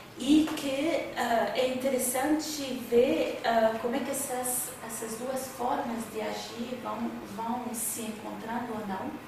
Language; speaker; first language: Portuguese; non-native, fluent; French